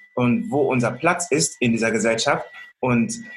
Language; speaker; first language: German; native; German